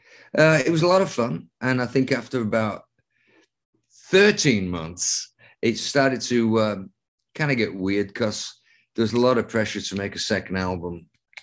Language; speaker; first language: English; native; English